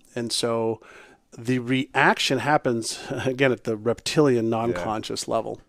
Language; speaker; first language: English; non-native, fluent; Hebrew